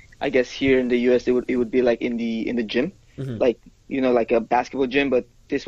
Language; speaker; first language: English; non-native, fluent; Spanish